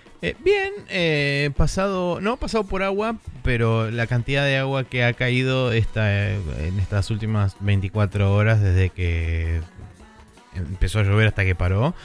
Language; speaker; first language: Spanish; native; Spanish